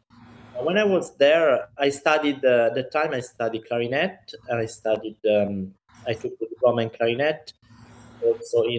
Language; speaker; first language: English; non-native, fluent; Italian